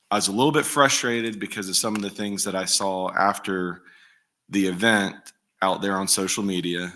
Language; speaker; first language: English; native; English